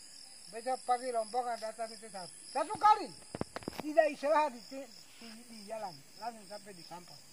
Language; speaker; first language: Indonesian; non-native, local second language; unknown